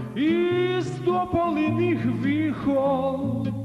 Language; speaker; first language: Ukrainian; early bilingual, heritage; Ukrainian